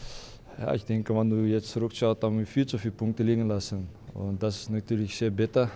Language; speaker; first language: German; non-native, fluent; Dutch